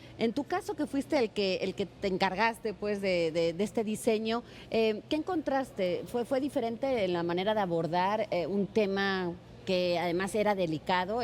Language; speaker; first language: Spanish; native; Spanish